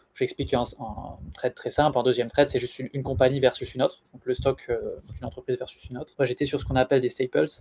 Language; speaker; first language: French; native; French